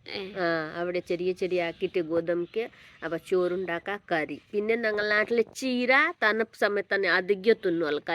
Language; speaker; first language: Malayalam; non-native, learner; Hindi